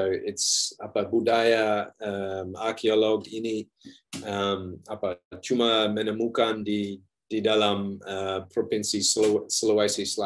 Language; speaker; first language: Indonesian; non-native, learner; English